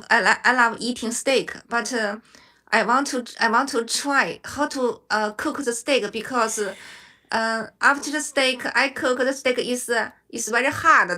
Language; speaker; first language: English; non-native, learner; Chinese